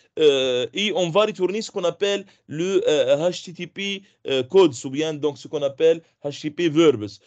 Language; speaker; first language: French; non-native, local second language; Arabic